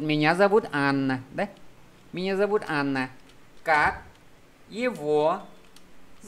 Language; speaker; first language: Russian; non-native, fluent; Vietnamese